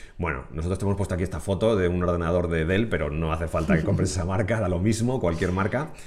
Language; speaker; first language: Spanish; native; Spanish